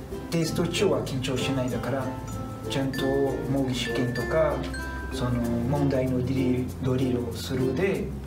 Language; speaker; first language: Japanese; non-native, fluent; Portuguese